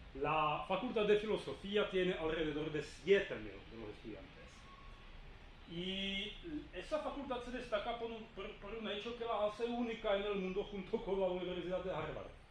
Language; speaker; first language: Spanish; non-native, fluent; Czech